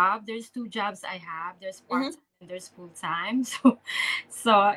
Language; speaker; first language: English; non-native, local second language; Filipino